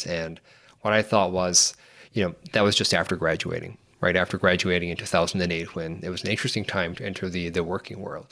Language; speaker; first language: English; native; English